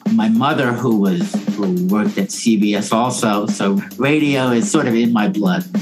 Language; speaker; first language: English; native; English